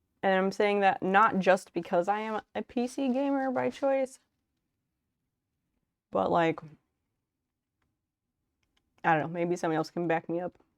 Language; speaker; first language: English; native; English